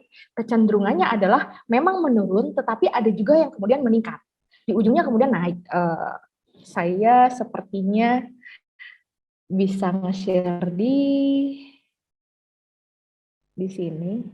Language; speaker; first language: Indonesian; native; Indonesian